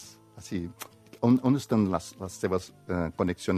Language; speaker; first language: Catalan; non-native, fluent; Portuguese